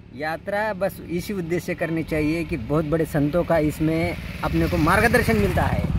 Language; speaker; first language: Hindi; non-native, local second language; Marathi